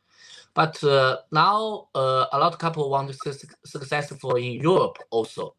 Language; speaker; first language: English; non-native, learner; Chinese